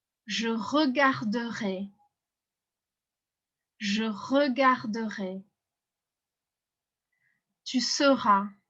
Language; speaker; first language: French; non-native, fluent; English